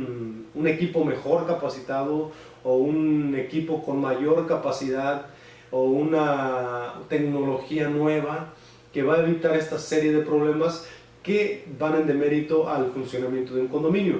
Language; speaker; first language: Spanish; native; Spanish